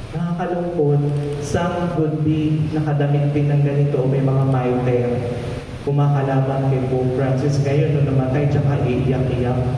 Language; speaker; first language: Filipino; non-native, local second language; Pampanga